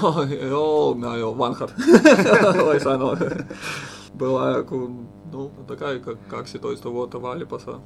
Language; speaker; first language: Finnish; non-native, learner; Russian